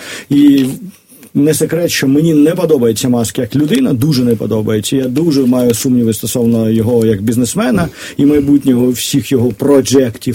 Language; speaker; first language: Ukrainian; native; Ukrainian